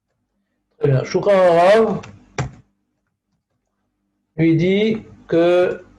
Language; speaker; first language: French; native; French